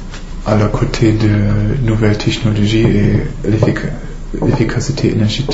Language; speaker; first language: French; non-native, fluent; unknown